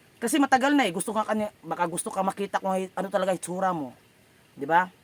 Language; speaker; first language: Filipino; non-native, local second language; Cebuano